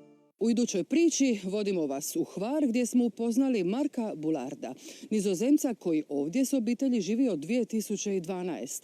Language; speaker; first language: Croatian; native; Croatian